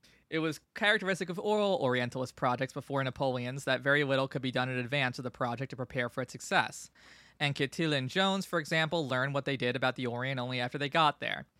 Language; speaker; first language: English; native; English